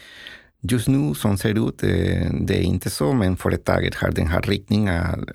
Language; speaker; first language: Swedish; non-native, learner; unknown